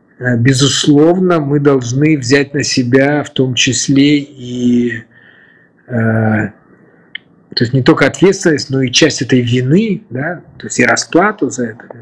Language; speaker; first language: Russian; native; Russian